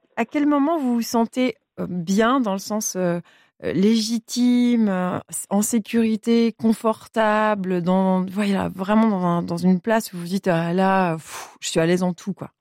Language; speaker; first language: French; native; French